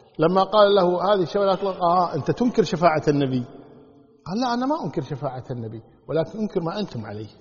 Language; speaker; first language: Arabic; native; Arabic